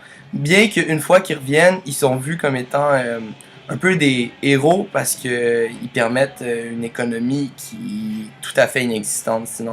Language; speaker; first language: French; native; French